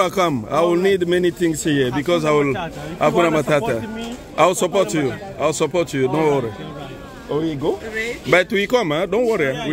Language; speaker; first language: English; non-native, learner; Lingala